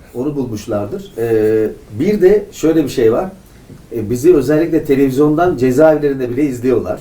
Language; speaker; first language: Turkish; native; Turkish